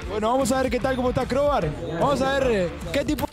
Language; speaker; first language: Spanish; native; Spanish